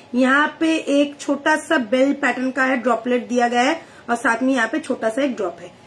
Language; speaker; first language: Hindi; non-native, local second language; Bangla